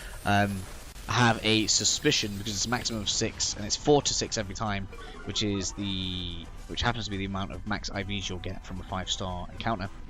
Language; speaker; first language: English; native; English